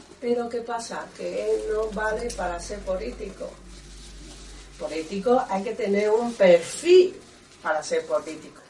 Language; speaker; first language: Spanish; non-native, learner; Chinese